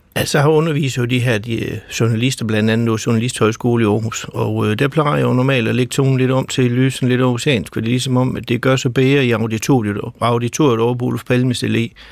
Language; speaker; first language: Danish; native; Danish